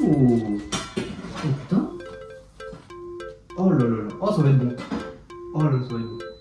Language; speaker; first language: French; native; French